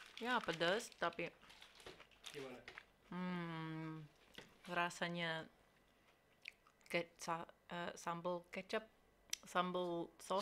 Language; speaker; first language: Indonesian; non-native, learner; English